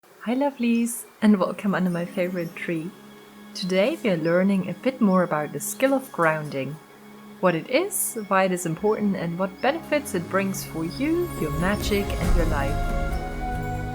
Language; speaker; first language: English; non-native, fluent; German